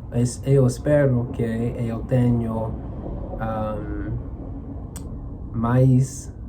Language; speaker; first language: Portuguese; non-native, learner; English